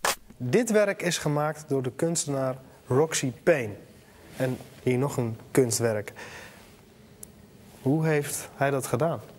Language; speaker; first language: Dutch; native; Dutch